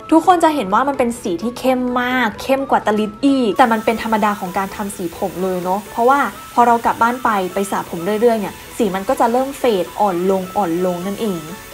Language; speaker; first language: Thai; native; Thai